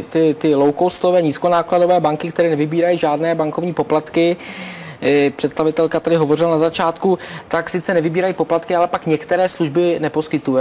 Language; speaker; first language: Czech; native; Czech